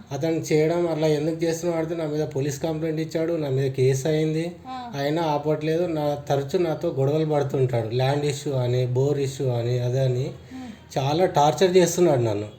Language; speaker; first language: Telugu; native; Telugu